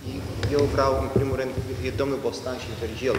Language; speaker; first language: Romanian; early bilingual, heritage; Romanian